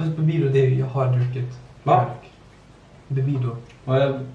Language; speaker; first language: Swedish; early bilingual, other home language; Thai